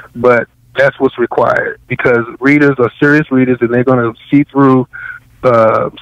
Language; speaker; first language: English; native; English